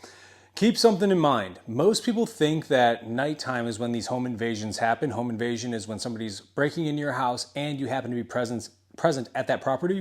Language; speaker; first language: English; native; English